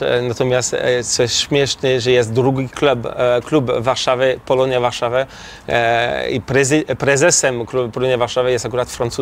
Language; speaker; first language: Polish; non-native, learner; French